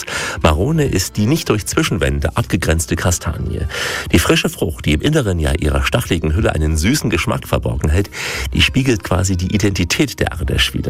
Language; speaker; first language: German; native; German